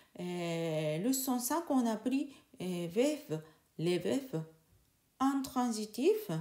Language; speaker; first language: French; non-native, learner; Japanese